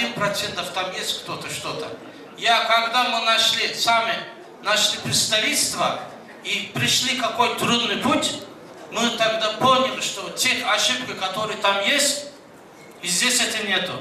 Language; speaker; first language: Russian; non-native, fluent; Azerbaijani